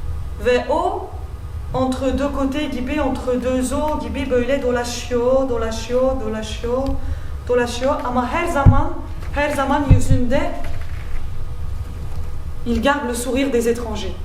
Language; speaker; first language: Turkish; early bilingual, heritage; Turkish